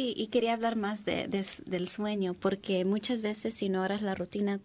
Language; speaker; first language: Spanish; early bilingual, heritage; English